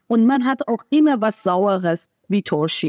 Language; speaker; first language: German; non-native, fluent; Persian